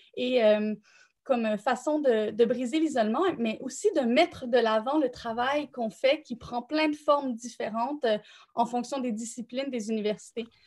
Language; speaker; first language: French; native; French